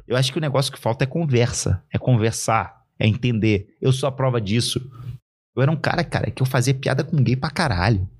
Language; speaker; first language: Portuguese; native; Portuguese